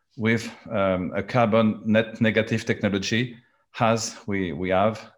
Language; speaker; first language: English; non-native, learner; French